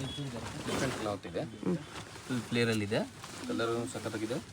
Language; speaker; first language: Kannada; non-native, local second language; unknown